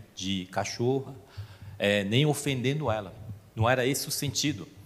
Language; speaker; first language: Portuguese; non-native, fluent; Korean